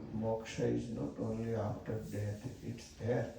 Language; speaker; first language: English; non-native, local second language; Gujarati